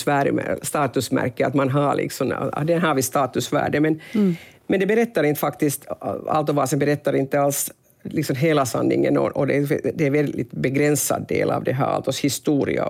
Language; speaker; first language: Swedish; non-native, local second language; Finnish